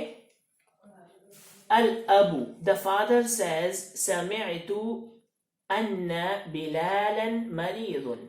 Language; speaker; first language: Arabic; non-native, fluent; Hindi